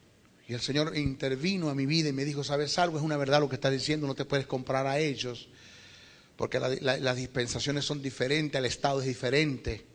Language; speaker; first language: Spanish; native; Spanish